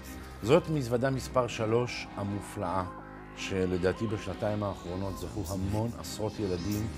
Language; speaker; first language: Hebrew; native; Hebrew